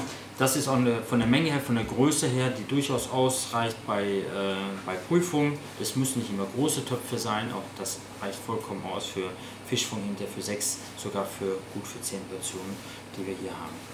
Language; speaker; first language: German; native; German